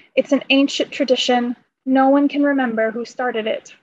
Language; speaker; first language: English; native; English